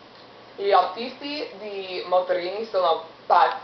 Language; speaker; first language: Italian; non-native, learner; English